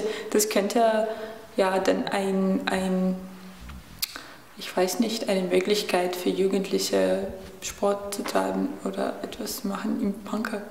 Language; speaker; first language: German; non-native, learner; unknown